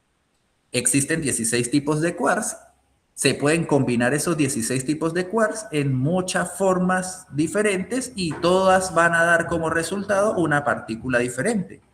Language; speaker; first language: Spanish; native; Spanish